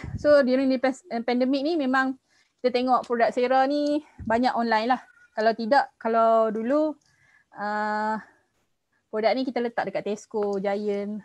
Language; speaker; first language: Malay; native; Malay